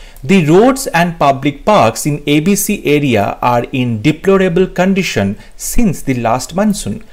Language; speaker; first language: English; non-native, local second language; Bangla